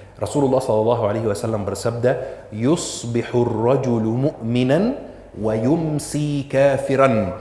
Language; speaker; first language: Indonesian; non-native, fluent; Arabic